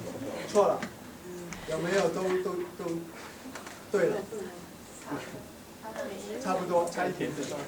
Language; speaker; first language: Chinese; non-native, local second language; Cantonese